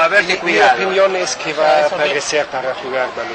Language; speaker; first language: Spanish; non-native, fluent; German